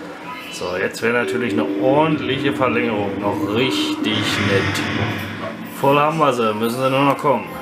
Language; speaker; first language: German; native; German